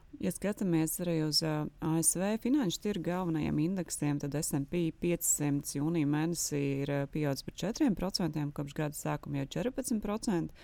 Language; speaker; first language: Latvian; native; Latvian